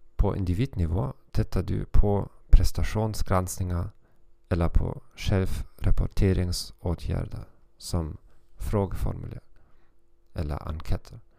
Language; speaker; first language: Swedish; non-native, fluent; German